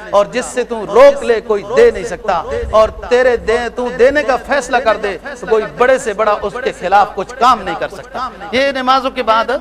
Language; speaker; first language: Urdu; non-native, local second language; Punjabi